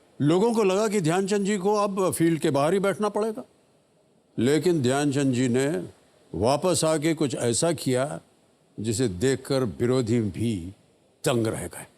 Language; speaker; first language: Hindi; native; Hindi